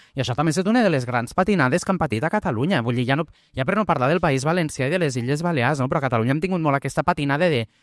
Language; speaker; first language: Catalan; early bilingual, other home language; Portuguese